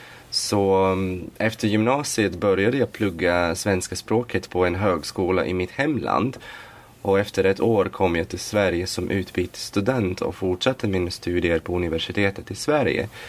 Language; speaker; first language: Swedish; non-native, fluent; Latvian